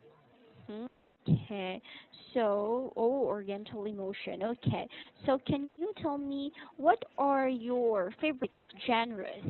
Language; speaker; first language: English; non-native, local second language; Filipino